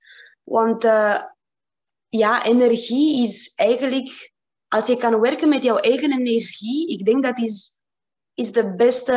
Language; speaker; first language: Dutch; non-native, learner; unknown